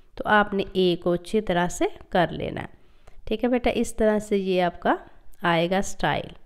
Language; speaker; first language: Hindi; non-native, local second language; Punjabi